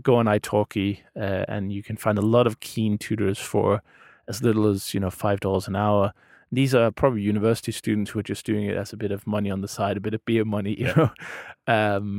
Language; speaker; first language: English; non-native, fluent; Danish